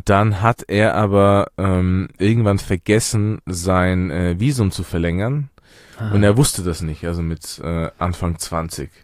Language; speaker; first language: German; early bilingual, other home language; Persian